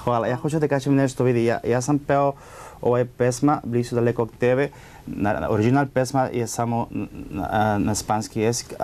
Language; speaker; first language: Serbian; non-native, learner; Spanish